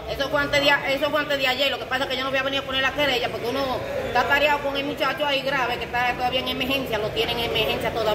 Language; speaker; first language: Spanish; native; Spanish